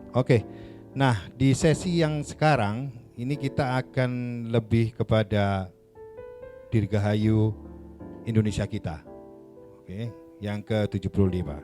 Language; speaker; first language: Indonesian; native; Indonesian